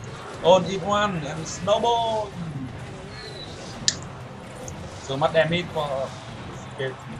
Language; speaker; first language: English; non-native, learner; Vietnamese